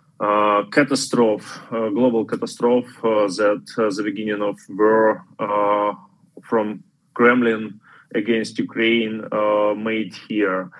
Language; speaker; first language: English; non-native, fluent; Ukrainian